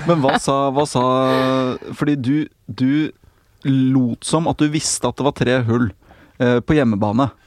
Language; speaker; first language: Norwegian; native; Norwegian